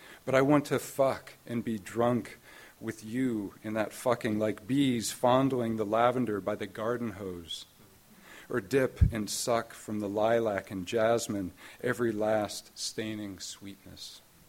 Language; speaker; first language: English; native; English